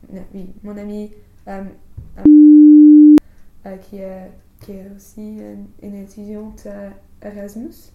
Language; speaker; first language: French; non-native, learner; English